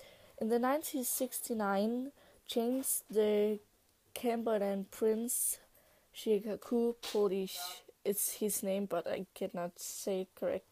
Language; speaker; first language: English; non-native, learner; Danish